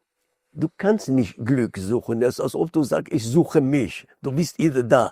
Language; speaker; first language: German; non-native, fluent; Hebrew